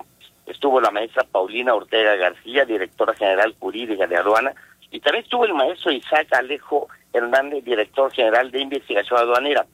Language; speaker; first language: Spanish; native; Spanish